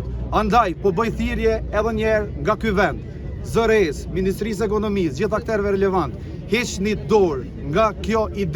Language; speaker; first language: Albanian; native; Albanian